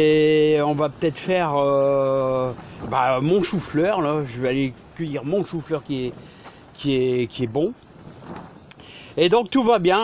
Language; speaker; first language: French; native; French